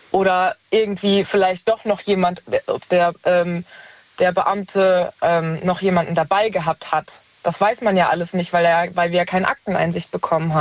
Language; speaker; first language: German; native; German